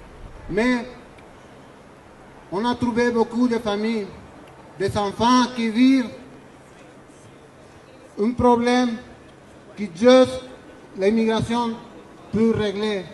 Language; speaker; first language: French; non-native, learner; Spanish